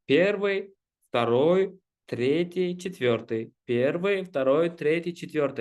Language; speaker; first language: Russian; non-native, local second language; Kazakh